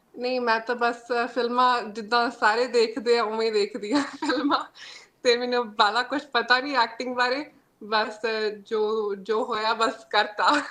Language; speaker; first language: Punjabi; early bilingual, heritage; Punjabi